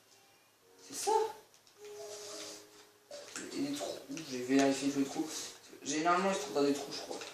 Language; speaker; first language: French; native; French